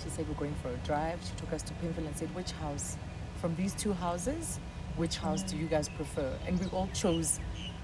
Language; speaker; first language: English; non-native, local second language; Zulu